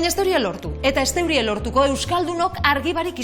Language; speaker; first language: Basque; native; Basque